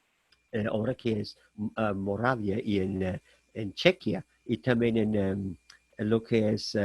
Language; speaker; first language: Spanish; non-native, fluent; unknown